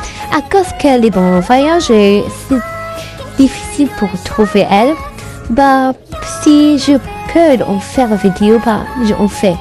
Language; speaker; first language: French; non-native, learner; Arabic